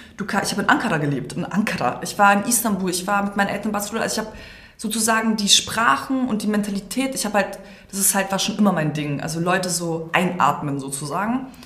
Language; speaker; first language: German; early bilingual, other home language; Serbian